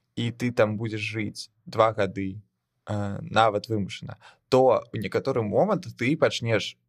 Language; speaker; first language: Belarusian; non-native, local second language; Russian